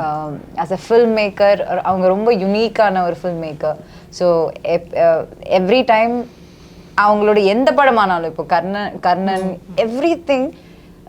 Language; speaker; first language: Tamil; non-native, fluent; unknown